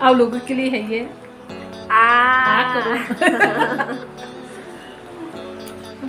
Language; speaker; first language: Hindi; non-native, local second language; Bangla